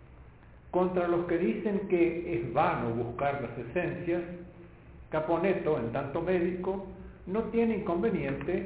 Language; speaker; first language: Spanish; native; Spanish